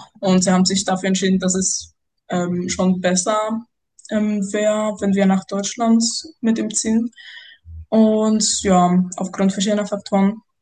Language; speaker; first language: German; non-native, fluent; Spanish